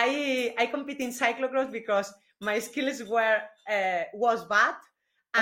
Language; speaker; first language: English; non-native, learner; Spanish